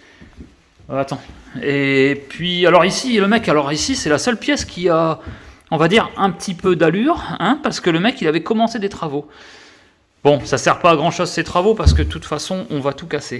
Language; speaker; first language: French; native; French